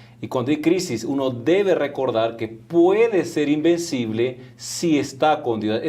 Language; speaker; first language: Spanish; native; Spanish